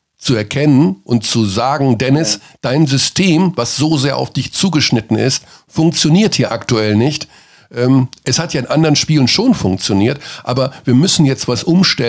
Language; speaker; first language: German; native; German